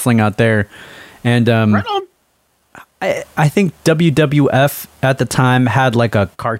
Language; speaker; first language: English; native; English